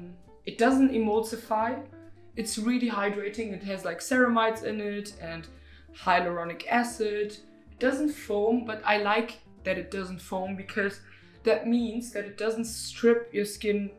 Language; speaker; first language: English; non-native, fluent; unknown